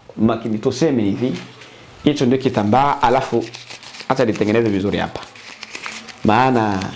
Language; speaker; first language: Swahili; native; Swahili